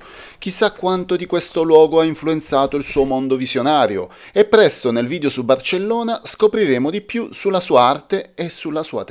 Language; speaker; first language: Italian; native; Italian